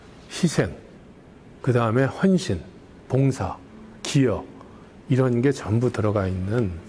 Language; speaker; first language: Korean; native; Korean